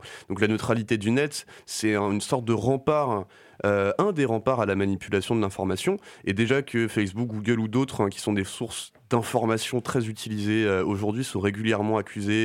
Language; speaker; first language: French; native; French